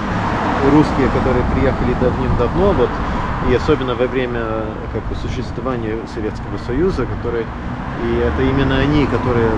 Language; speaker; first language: Russian; early bilingual, heritage; Russian